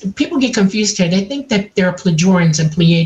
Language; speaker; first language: English; native; English